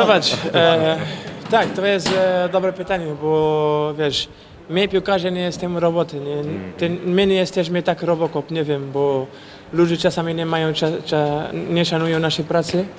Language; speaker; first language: Polish; non-native, fluent; Portuguese